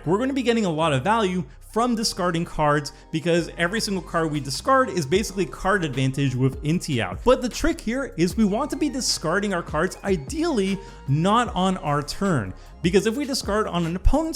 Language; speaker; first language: English; native; English